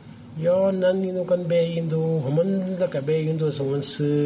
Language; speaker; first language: Chinese; non-native, learner; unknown